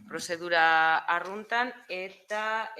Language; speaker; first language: Basque; native; Basque